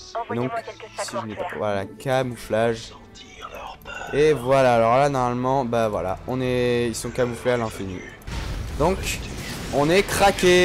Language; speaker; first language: French; native; French